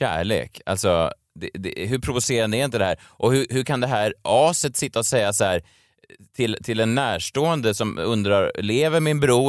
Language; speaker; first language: Swedish; native; Swedish